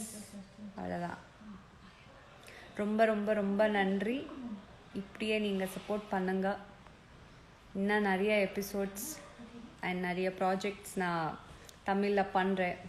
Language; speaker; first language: Tamil; non-native, fluent; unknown